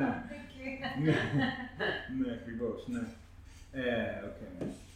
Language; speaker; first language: Greek; non-native, fluent; English